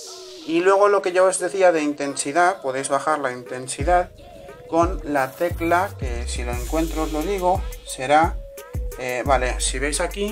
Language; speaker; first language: Spanish; native; Spanish